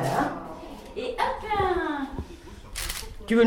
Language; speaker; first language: French; native; French